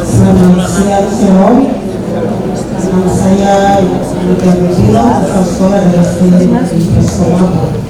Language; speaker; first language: Indonesian; non-native, local second language; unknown